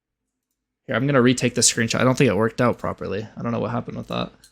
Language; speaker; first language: English; native; English